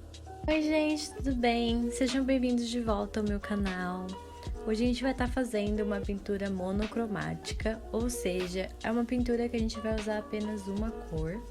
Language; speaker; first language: Portuguese; native; Portuguese